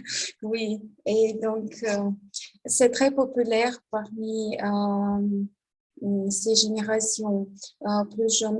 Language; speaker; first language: French; non-native, learner; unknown